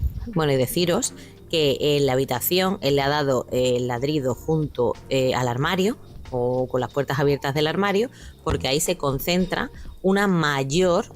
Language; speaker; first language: Spanish; native; Spanish